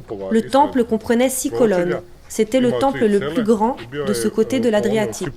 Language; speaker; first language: French; native; French